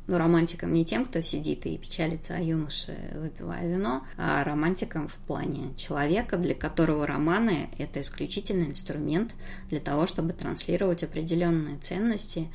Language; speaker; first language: Russian; native; Russian